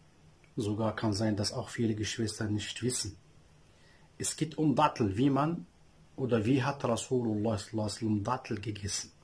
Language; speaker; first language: German; non-native, learner; Arabic